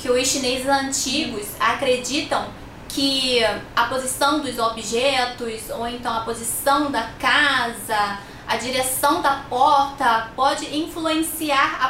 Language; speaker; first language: Portuguese; non-native, fluent; Chinese